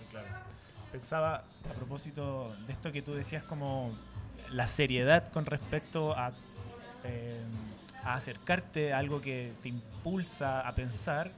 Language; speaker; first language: Spanish; native; Spanish